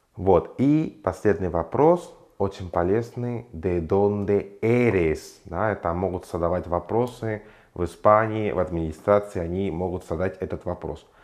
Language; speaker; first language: Russian; non-native, fluent; Spanish